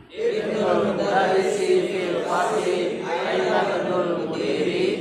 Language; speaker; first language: Arabic; non-native, learner; Indonesian